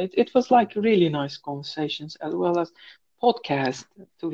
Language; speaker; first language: English; non-native, fluent; Turkish